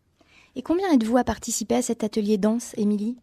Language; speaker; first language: French; native; French